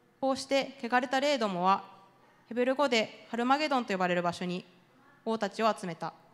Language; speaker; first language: Japanese; native; Japanese